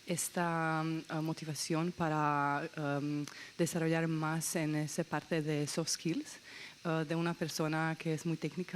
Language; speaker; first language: Spanish; non-native, learner; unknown